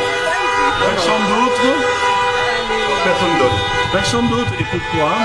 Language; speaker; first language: French; non-native, fluent; Dutch